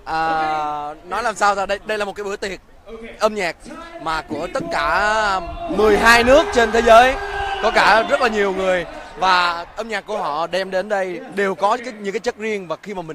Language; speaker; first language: Vietnamese; native; Vietnamese